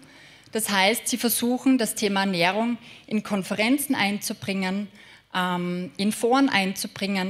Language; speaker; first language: German; native; German